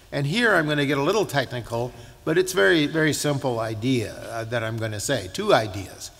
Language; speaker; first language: English; native; English